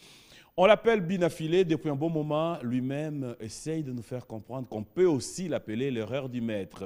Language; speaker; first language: French; non-native, local second language; Lingala